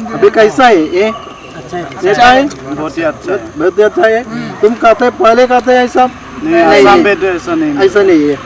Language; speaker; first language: Hindi; non-native, learner; Malayalam